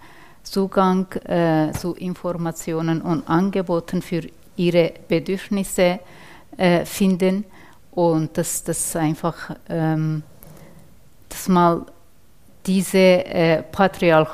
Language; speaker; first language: German; non-native, fluent; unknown